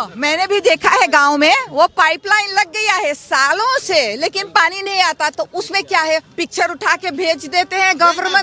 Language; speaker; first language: Hindi; early bilingual, heritage; Caribbean Hindustani